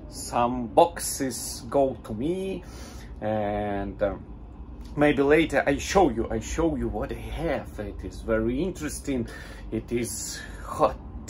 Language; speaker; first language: English; non-native, learner; Russian